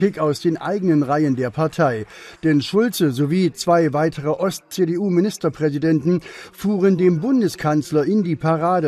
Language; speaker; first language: German; native; German